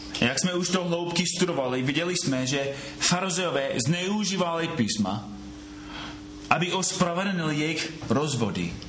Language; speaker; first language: Czech; non-native, fluent; English